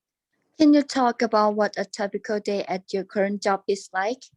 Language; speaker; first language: English; non-native, learner; Thai